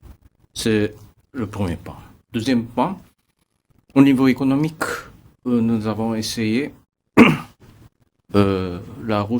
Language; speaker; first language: French; non-native, fluent; Japanese